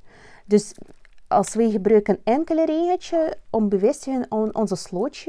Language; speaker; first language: Dutch; non-native, learner; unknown